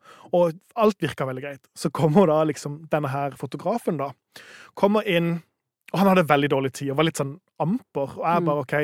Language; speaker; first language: Norwegian; native; Norwegian